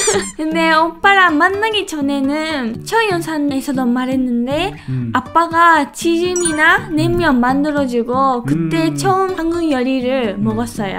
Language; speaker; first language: Korean; non-native, fluent; Japanese